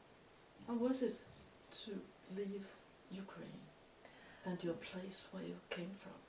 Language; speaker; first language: English; non-native, fluent; Danish